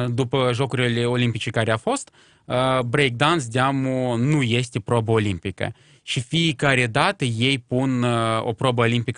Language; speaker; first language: Romanian; non-native, local second language; Russian